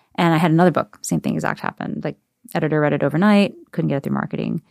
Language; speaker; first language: English; native; English